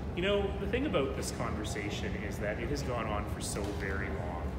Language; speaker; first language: English; native; English